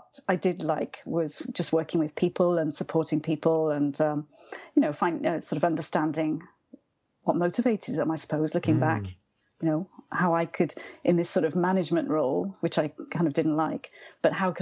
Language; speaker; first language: English; native; English